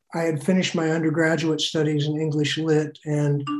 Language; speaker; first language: English; native; English